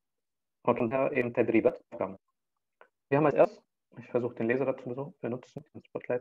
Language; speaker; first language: German; early bilingual, other home language; Turkish